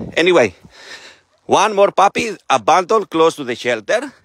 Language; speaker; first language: English; non-native, fluent; Greek